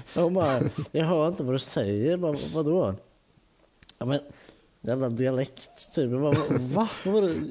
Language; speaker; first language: Swedish; native; Swedish